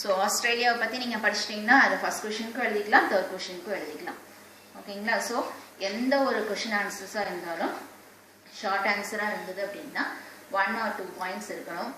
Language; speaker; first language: Tamil; native; Tamil